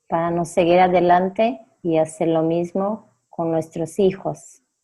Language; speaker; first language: Spanish; non-native, fluent; Portuguese